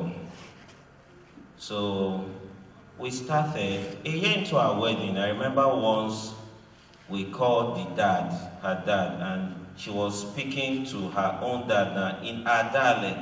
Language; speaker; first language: English; non-native, local second language; Esan